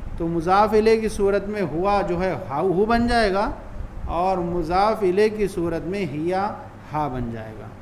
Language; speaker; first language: Urdu; native; Urdu